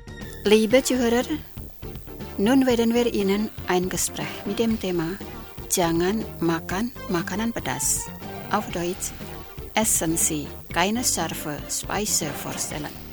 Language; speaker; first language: German; non-native, fluent; Indonesian